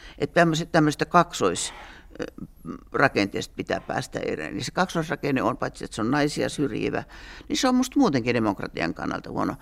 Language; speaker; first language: Finnish; native; Finnish